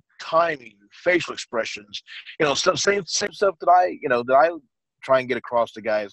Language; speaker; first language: English; native; English